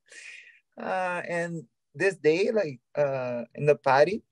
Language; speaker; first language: English; non-native, learner; Portuguese